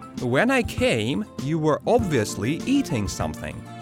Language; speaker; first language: English; non-native, fluent; Russian